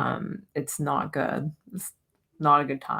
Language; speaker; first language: English; native; English